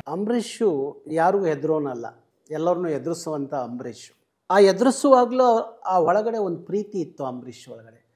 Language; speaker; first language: Kannada; native; Kannada